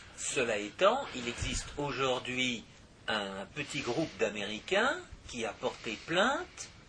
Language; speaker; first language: French; native; French